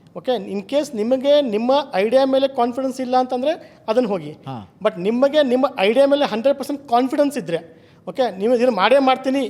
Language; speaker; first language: Kannada; native; Kannada